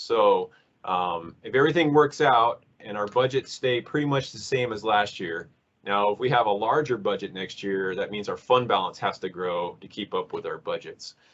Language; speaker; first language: English; native; English